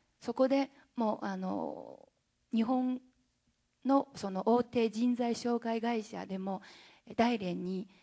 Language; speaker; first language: Japanese; non-native, fluent; Chinese